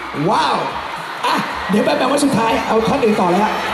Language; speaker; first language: Thai; native; Thai